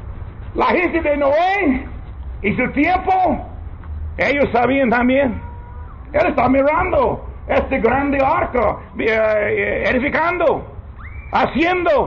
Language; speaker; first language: Spanish; non-native, learner; English